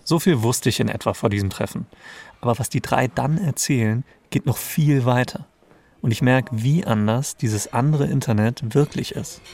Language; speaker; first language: German; native; German